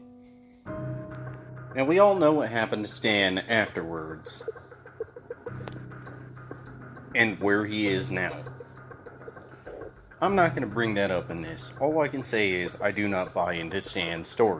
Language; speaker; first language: English; native; English